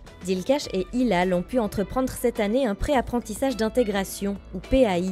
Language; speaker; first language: French; native; French